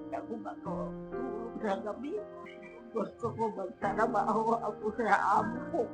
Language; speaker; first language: Filipino; non-native, local second language; Pangasinan